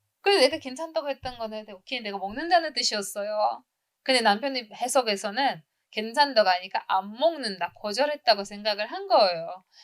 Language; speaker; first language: Korean; non-native, fluent; Uzbek